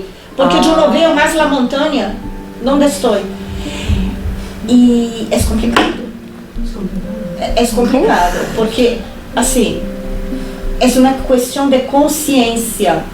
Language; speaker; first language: Spanish; non-native, fluent; Portuguese